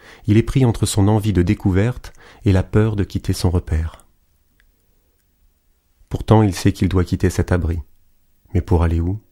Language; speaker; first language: French; native; French